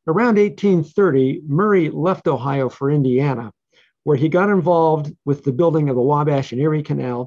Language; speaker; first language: English; native; English